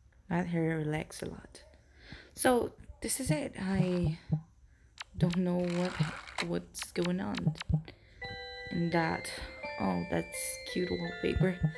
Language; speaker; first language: English; non-native, learner; Portuguese